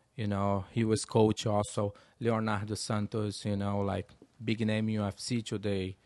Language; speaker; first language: English; non-native, learner; Portuguese